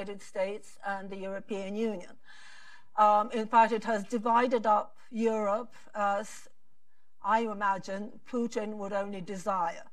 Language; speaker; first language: English; native; English